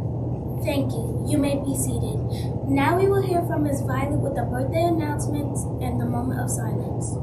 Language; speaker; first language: English; native; English